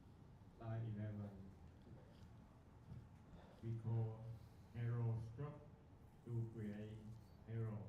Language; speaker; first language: English; non-native, learner; Vietnamese